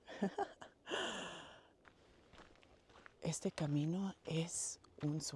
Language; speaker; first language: Spanish; non-native, fluent; English